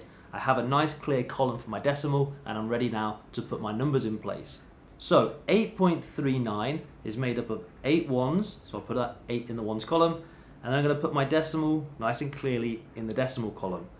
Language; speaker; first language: English; native; English